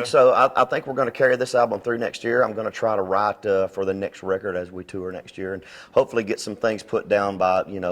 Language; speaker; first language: English; native; English